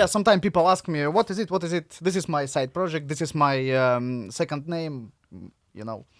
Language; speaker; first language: English; non-native, learner; Russian